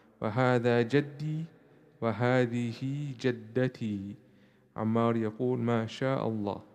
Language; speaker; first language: Arabic; non-native, fluent; English